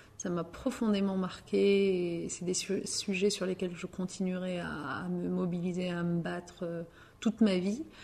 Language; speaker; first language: French; early bilingual, other home language; Riffian